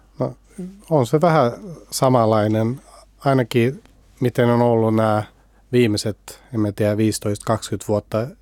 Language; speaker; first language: Finnish; early bilingual, heritage; Finnish